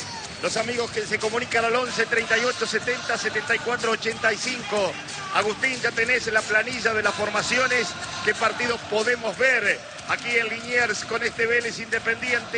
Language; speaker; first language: Spanish; native; Spanish